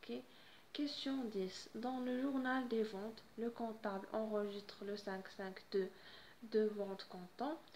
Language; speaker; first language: French; non-native, local second language; Arabic